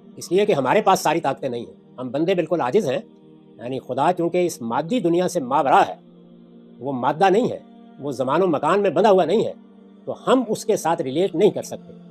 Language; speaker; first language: Urdu; non-native, local second language; Punjabi